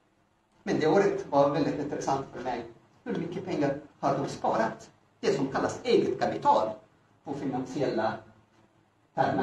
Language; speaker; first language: Swedish; non-native, fluent; Arabic